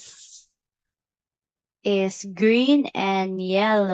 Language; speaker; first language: English; non-native, learner; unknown